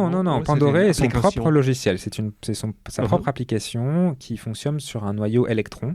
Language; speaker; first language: French; native; French